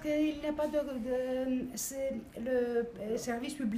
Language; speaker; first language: French; non-native, learner; Greek